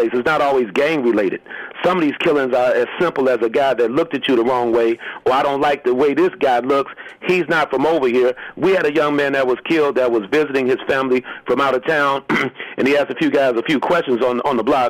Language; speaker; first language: English; native; English